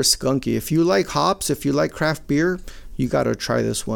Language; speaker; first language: English; native; English